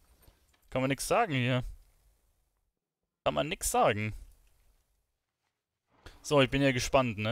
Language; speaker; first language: German; native; German